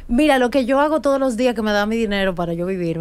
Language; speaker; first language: Spanish; native; Spanish